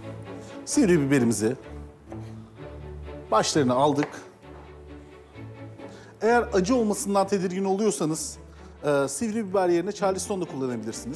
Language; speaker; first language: Turkish; native; Turkish